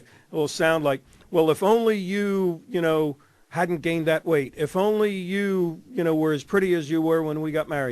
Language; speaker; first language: English; native; English